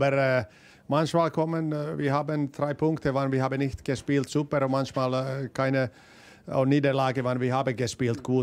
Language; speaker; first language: German; non-native, learner; Finnish